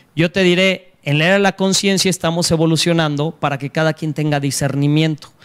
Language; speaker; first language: Spanish; native; Spanish